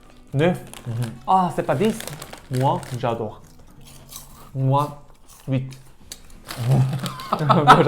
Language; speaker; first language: French; non-native, learner; Korean